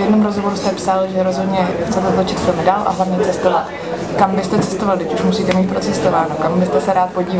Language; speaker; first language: Czech; native; Czech